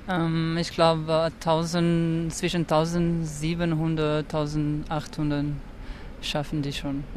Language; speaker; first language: German; non-native, fluent; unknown